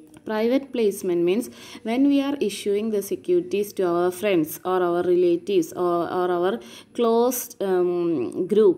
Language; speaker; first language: English; non-native, local second language; Malayalam